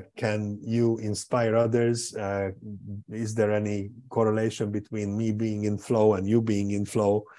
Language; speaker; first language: English; non-native, fluent; Hungarian